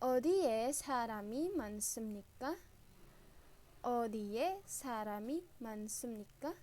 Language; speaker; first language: Korean; non-native, fluent; Indonesian